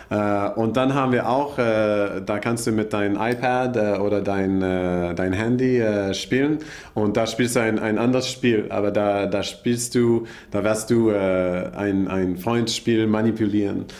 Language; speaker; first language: German; non-native, learner; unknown